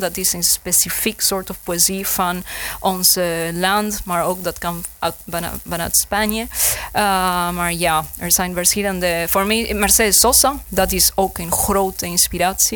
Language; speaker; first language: Dutch; non-native, learner; Spanish